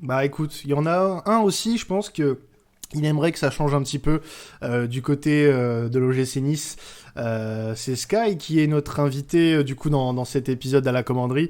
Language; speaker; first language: French; native; French